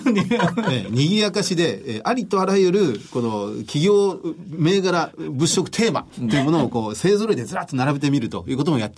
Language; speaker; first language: Japanese; native; Japanese